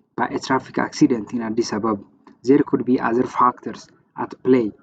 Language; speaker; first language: English; non-native, local second language; Amharic